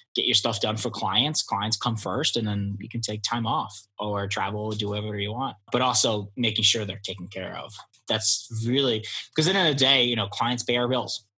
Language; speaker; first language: English; early bilingual, other home language; Polish